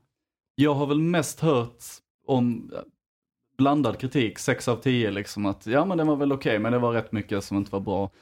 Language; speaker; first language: Swedish; native; Swedish